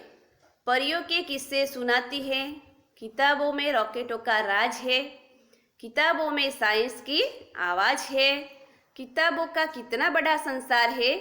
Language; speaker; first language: Hindi; non-native, local second language; Gujarati